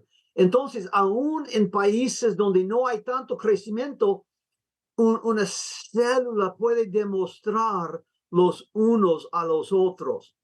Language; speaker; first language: Spanish; non-native, fluent; English